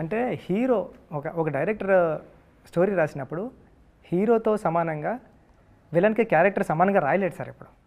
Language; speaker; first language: Telugu; native; Telugu